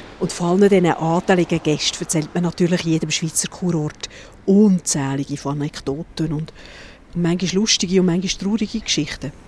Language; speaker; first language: German; native; German